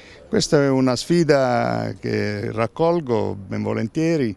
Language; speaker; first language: Italian; native; Italian